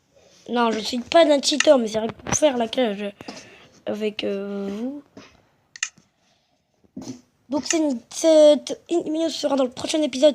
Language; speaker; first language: French; native; French